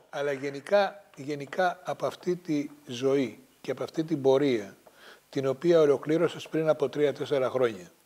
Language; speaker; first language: Greek; native; Greek